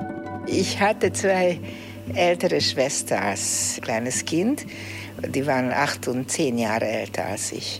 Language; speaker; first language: German; early bilingual, heritage; Hungarian